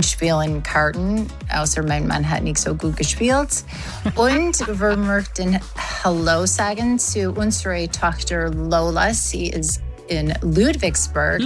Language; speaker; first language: German; non-native, learner; English